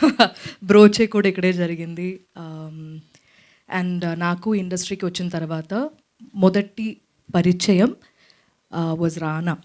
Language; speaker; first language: Telugu; non-native, fluent; Malayalam